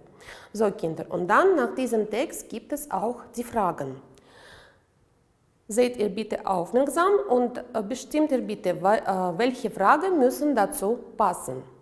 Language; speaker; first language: German; non-native, fluent; Uzbek